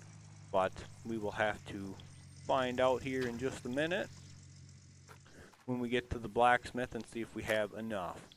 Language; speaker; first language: English; native; English